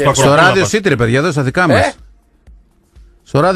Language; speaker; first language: Greek; native; Greek